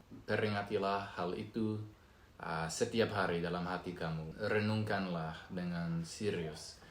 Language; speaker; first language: Indonesian; non-native, fluent; English